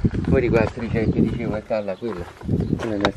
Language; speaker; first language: Italian; native; Italian